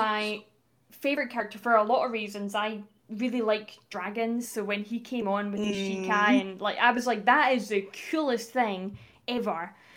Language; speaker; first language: English; native; English